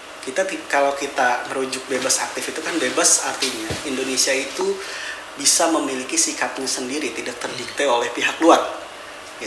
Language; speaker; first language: Indonesian; native; Indonesian